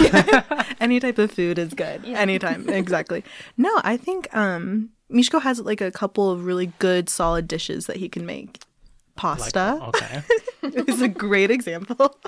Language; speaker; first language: English; native; English